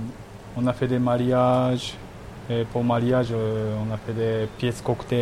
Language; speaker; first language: French; non-native, fluent; Japanese